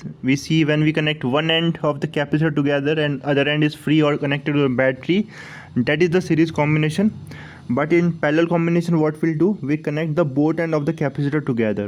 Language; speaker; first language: English; non-native, local second language; Hindi